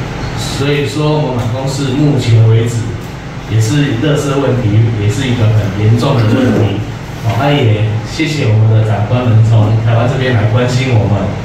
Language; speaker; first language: Chinese; native; Chinese